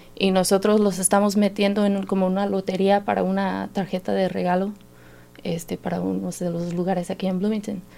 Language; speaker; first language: Spanish; non-native, fluent; English